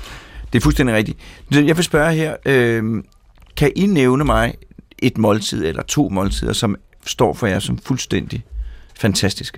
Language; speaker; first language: Danish; native; Danish